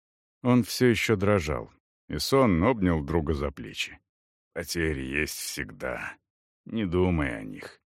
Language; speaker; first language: Russian; native; Russian